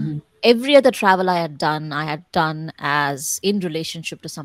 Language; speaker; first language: English; non-native, local second language; Tamil